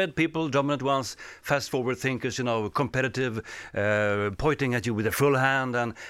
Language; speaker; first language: English; non-native, fluent; Swedish